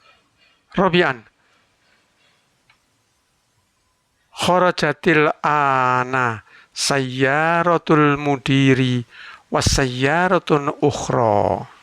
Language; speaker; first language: Arabic; non-native, learner; Indonesian